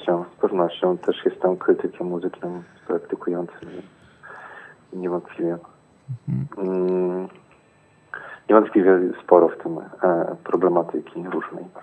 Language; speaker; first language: Polish; native; Polish